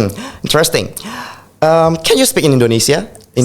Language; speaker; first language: English; non-native, fluent; Indonesian